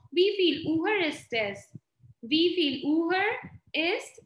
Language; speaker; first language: German; non-native, fluent; Hindi